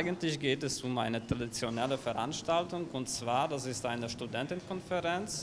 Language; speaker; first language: German; non-native, fluent; Ukrainian